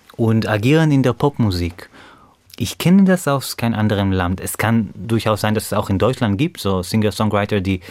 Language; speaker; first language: German; non-native, fluent; Hebrew